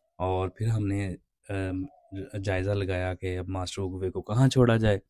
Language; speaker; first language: Urdu; non-native, local second language; Punjabi